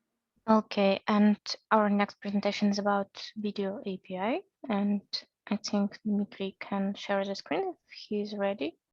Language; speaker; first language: English; non-native, fluent; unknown